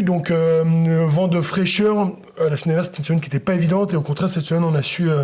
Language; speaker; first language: French; native; French